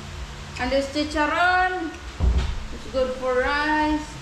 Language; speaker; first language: English; non-native, local second language; Cebuano